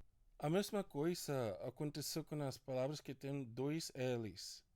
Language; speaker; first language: Portuguese; non-native, learner; English